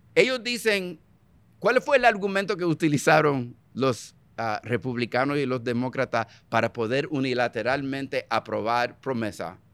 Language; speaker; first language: Spanish; early bilingual, heritage; Spanish